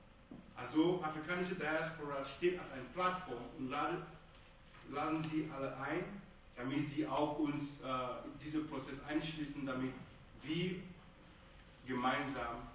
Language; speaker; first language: German; non-native, fluent; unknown